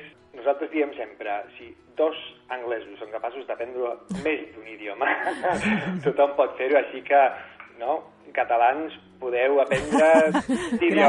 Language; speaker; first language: Catalan; non-native, fluent; English